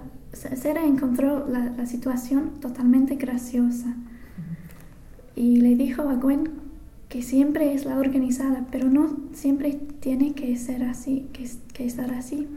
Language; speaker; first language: Spanish; non-native, fluent; English